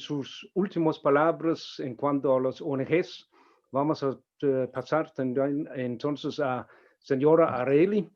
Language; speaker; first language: Spanish; non-native, fluent; Danish